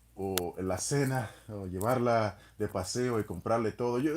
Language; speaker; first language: Spanish; non-native, fluent; English